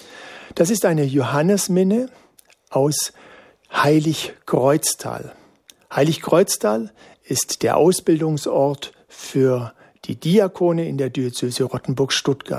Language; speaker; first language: German; native; German